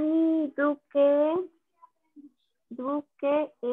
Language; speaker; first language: Korean; non-native, learner; Spanish